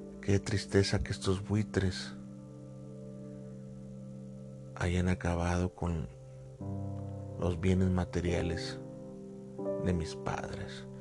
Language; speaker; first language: Spanish; native; Spanish